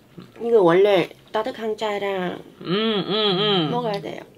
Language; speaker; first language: Korean; non-native, fluent; Vietnamese